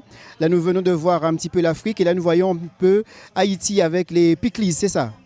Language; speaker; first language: French; native; French